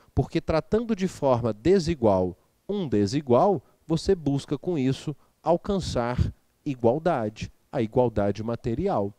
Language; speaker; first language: Portuguese; native; Portuguese